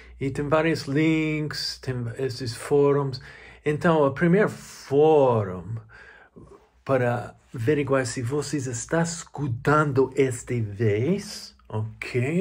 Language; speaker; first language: Portuguese; non-native, learner; English